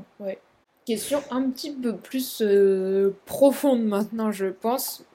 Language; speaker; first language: French; native; French